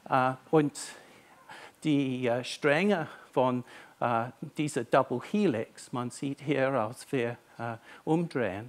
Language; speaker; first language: German; non-native, fluent; English